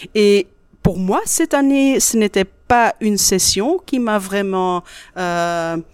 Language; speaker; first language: French; native; French